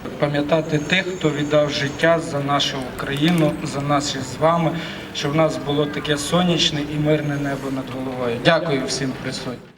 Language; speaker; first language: Ukrainian; native; Ukrainian